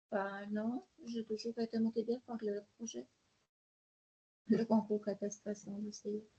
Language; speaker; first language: French; non-native, fluent; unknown